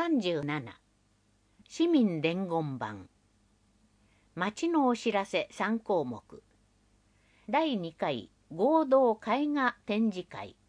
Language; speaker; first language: Japanese; native; Japanese